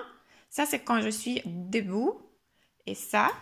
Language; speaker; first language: French; non-native, fluent; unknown